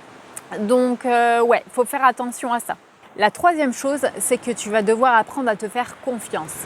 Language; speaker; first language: French; native; French